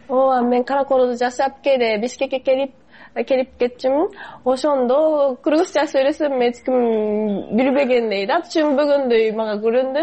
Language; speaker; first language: Kyrgyz; non-native, fluent; Japanese